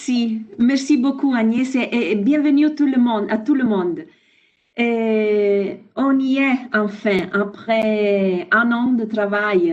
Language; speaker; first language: French; non-native, fluent; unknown